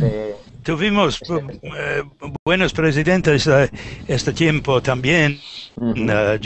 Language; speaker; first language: Spanish; non-native, learner; English